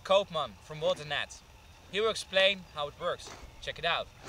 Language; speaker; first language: English; non-native, fluent; Dutch